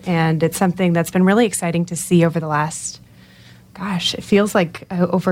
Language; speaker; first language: English; native; English